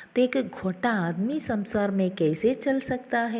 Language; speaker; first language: Hindi; non-native, local second language; Malayalam